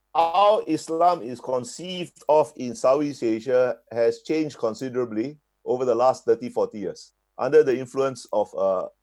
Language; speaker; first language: English; native; English